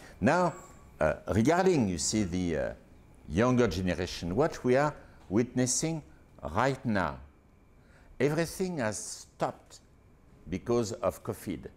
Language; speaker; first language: English; non-native, fluent; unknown